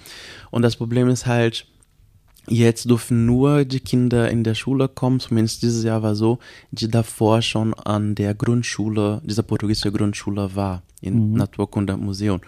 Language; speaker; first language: German; non-native, learner; Portuguese